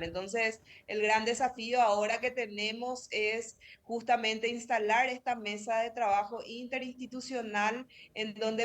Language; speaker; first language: Spanish; native; Spanish